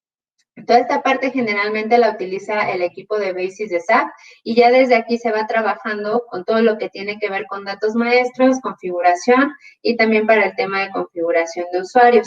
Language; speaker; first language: Spanish; native; Spanish